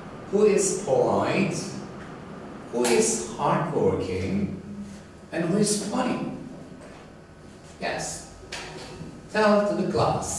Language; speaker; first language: English; non-native, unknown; Turkish